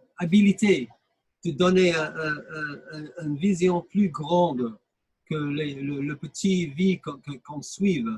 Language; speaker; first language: French; non-native, fluent; English